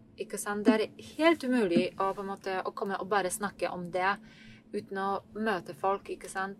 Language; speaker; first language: Norwegian; non-native, fluent; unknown